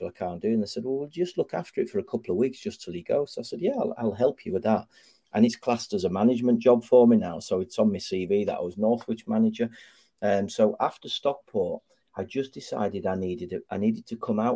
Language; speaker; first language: English; native; English